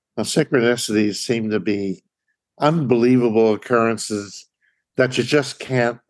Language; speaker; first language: English; native; English